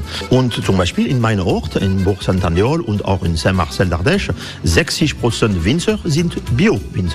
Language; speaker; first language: German; non-native, learner; French